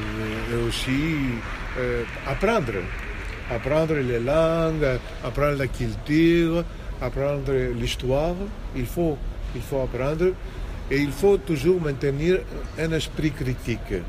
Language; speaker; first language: French; non-native, fluent; Greek